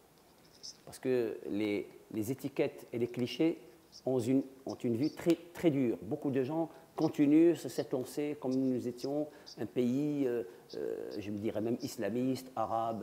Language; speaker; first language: French; non-native, local second language; Arabic